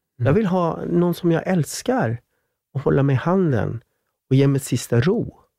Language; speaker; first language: Swedish; non-native, fluent; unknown